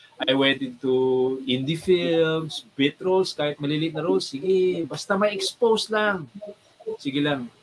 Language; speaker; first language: Filipino; native; Filipino